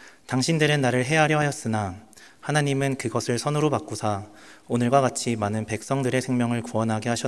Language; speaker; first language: Korean; native; Korean